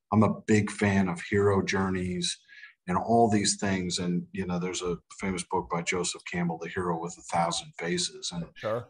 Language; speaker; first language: English; native; English